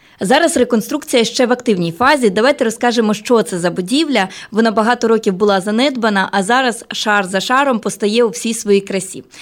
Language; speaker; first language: Ukrainian; native; Ukrainian